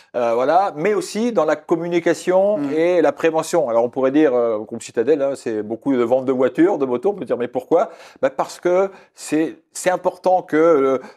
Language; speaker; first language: French; native; French